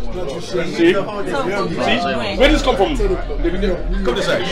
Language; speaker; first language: English; native; English